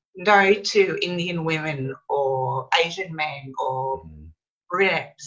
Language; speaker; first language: English; native; English